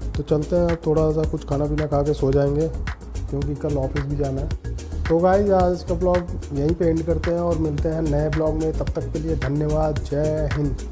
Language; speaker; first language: Hindi; native; Hindi